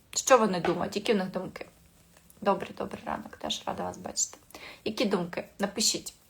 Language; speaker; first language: Ukrainian; non-native, local second language; Russian